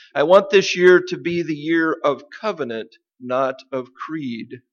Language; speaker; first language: English; native; English